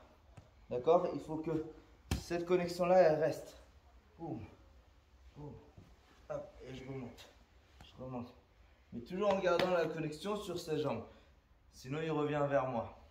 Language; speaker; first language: French; native; French